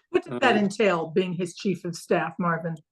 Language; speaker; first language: English; native; English